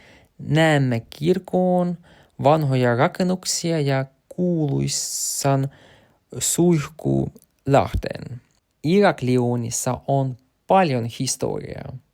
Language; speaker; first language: Finnish; non-native, learner; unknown